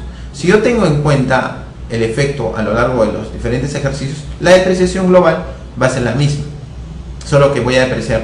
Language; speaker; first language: Spanish; native; Spanish